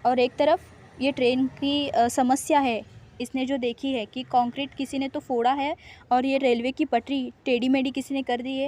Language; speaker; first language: Hindi; non-native, local second language; Marathi